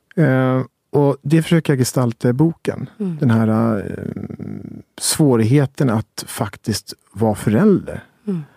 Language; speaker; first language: Swedish; native; Swedish